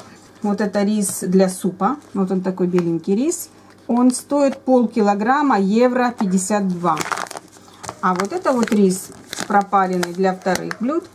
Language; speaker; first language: Russian; native; Russian